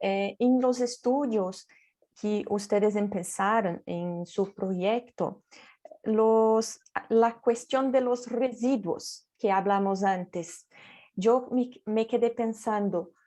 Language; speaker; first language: Spanish; non-native, fluent; Portuguese